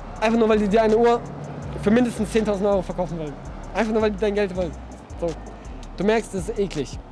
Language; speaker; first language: German; early bilingual, other home language; Russian